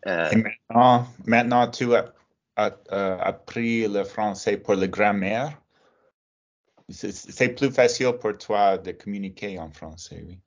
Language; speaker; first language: French; non-native, learner; English